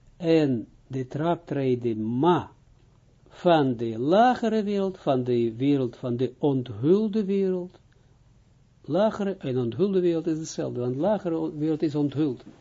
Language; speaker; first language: Dutch; non-native, fluent; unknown